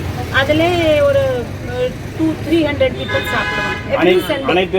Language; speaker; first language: Tamil; non-native, local second language; Punjabi